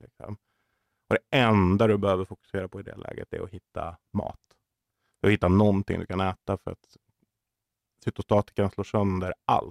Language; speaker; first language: Swedish; native; Swedish